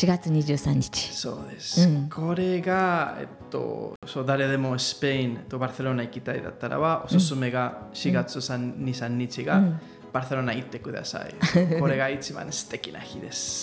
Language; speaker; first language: Japanese; non-native, learner; Catalan